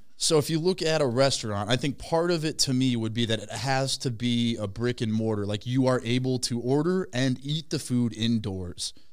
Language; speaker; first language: English; native; English